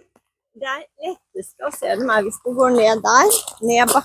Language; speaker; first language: Norwegian; native; Norwegian